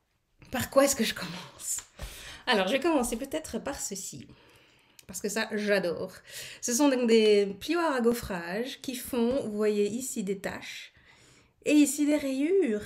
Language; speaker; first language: French; native; French